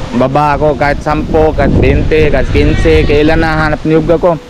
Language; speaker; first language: Filipino; non-native, learner; Punjabi